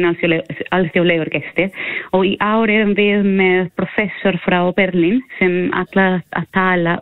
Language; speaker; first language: Icelandic; non-native, fluent; Spanish